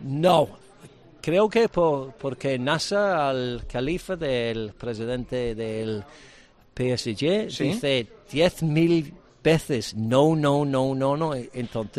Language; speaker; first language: Spanish; non-native, learner; English